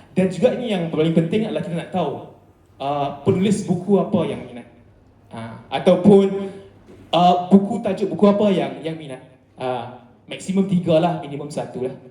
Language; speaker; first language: Malay; native; Malay